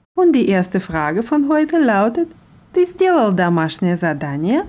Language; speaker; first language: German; non-native, fluent; Russian